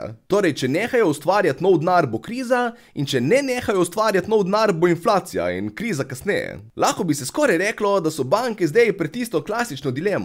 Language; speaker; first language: Slovenian; native; Slovenian